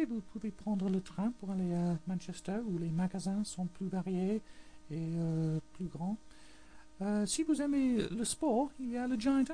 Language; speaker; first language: French; non-native, fluent; English